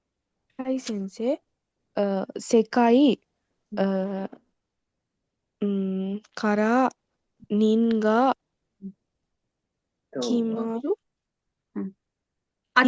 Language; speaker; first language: Japanese; non-native, learner; Sinhala